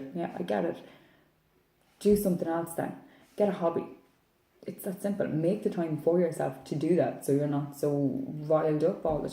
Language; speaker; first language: English; native; English